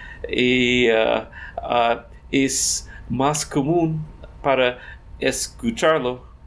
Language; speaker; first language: Spanish; non-native, learner; English